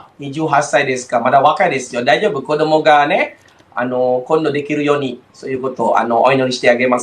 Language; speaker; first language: Japanese; non-native, fluent; Malay